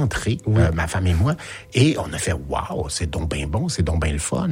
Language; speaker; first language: French; native; French